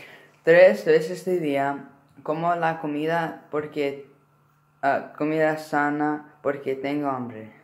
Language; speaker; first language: Spanish; non-native, learner; English